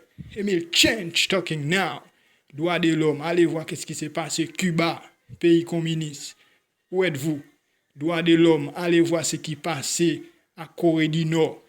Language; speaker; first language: French; non-native, local second language; Haitian Creole